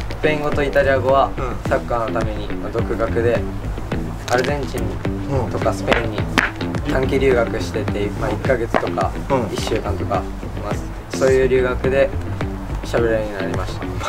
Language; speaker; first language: Japanese; native; Japanese